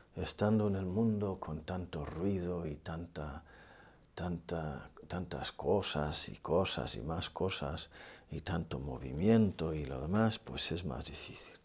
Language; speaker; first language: Spanish; non-native, fluent; English